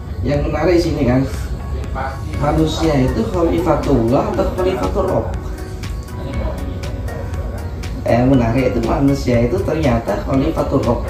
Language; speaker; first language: Indonesian; native; Indonesian